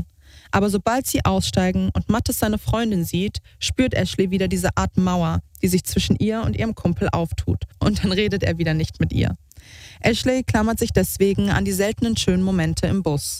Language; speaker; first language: German; native; German